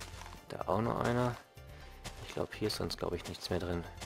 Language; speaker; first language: German; native; German